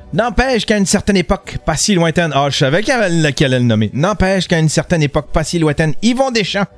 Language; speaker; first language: French; native; French